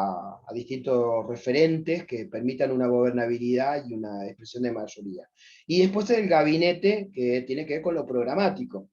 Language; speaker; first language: Spanish; native; Spanish